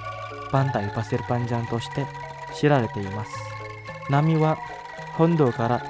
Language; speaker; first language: Japanese; non-native, fluent; Indonesian